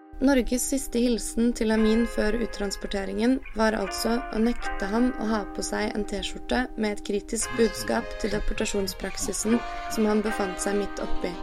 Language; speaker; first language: Norwegian; native; Norwegian